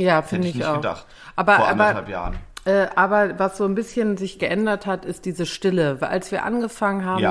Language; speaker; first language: German; native; German